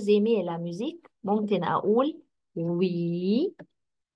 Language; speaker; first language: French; non-native, fluent; Arabic